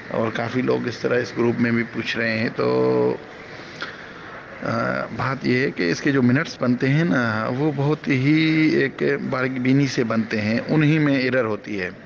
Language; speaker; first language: Urdu; non-native, local second language; Sindhi